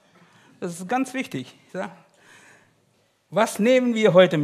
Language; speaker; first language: German; non-native, learner; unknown